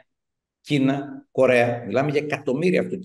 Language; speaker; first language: Greek; native; Greek